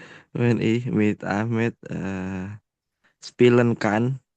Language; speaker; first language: German; non-native, learner; Indonesian